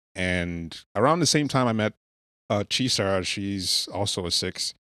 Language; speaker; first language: English; early bilingual, other home language; Yoruba